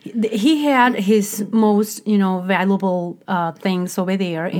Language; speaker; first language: English; non-native, fluent; Spanish